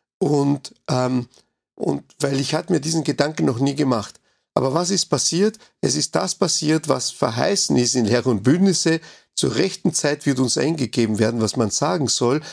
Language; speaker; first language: German; non-native, fluent; Spanish